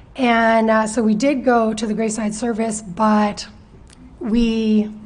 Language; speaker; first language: English; native; English